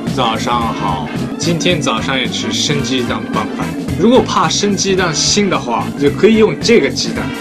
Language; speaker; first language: Chinese; non-native, fluent; Japanese